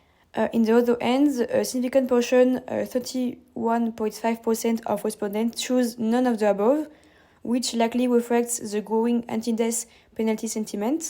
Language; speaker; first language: English; non-native, fluent; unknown